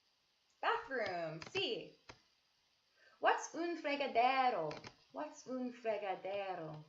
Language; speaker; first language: Spanish; non-native, learner; English